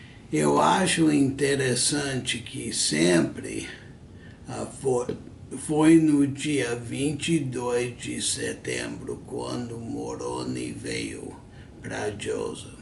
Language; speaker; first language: Portuguese; non-native, fluent; English